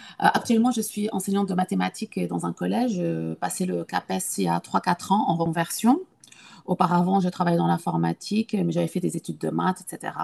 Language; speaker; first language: French; non-native, local second language; Arabic